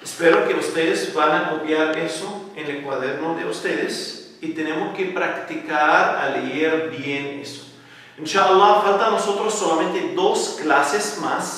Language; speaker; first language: Spanish; non-native, fluent; Arabic